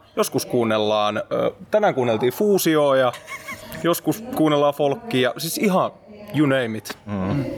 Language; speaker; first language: Finnish; native; Finnish